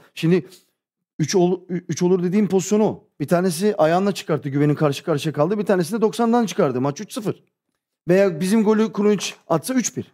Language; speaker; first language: Turkish; early bilingual, heritage; Turkish